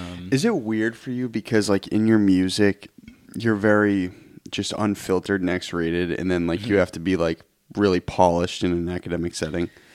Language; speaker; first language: English; native; English